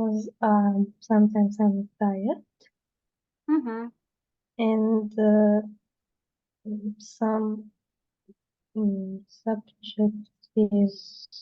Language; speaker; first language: English; non-native, learner; Russian